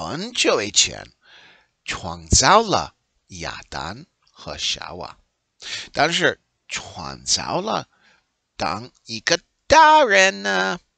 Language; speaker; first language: Chinese; non-native, learner; English